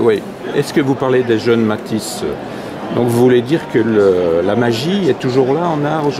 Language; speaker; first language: French; native; French